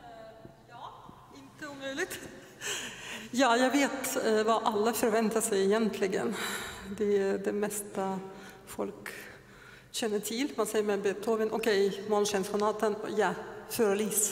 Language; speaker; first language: Swedish; non-native, fluent; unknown